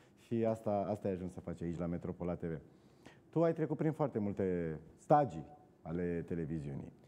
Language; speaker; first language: Romanian; native; Romanian